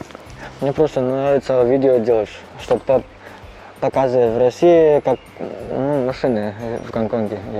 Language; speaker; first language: Russian; non-native, learner; Cantonese